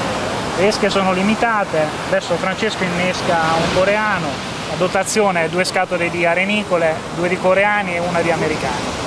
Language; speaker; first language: Italian; native; Italian